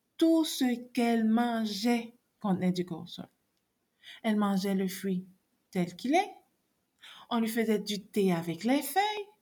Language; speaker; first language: French; non-native, local second language; Haitian Creole